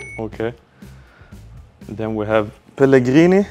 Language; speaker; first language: English; non-native, fluent; Swedish